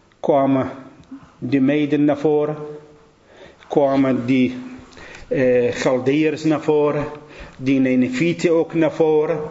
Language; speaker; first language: Dutch; non-native, fluent; Assyrian Neo-Aramaic